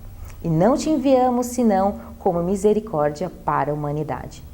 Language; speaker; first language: Portuguese; native; Portuguese